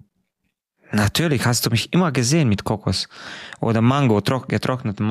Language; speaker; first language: German; non-native, fluent; Hungarian